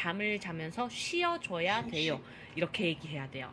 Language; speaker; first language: Korean; native; Korean